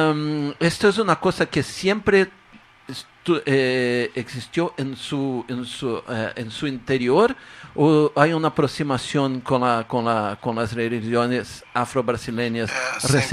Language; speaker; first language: Spanish; non-native, fluent; Portuguese